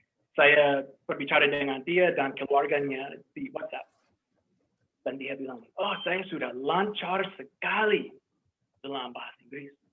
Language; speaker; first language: Indonesian; non-native, fluent; English